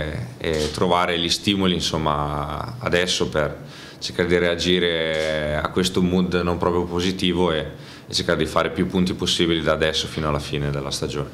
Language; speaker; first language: Italian; native; Italian